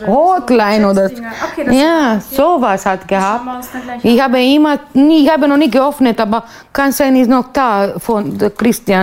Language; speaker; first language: German; non-native, learner; Romanian